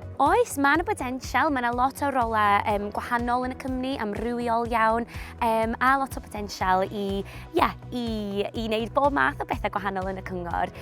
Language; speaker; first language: Welsh; non-native, local second language; English